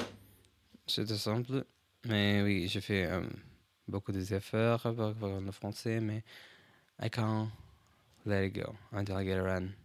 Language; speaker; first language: French; non-native, learner; English